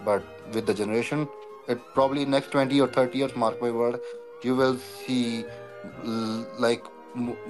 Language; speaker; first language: English; non-native, local second language; Punjabi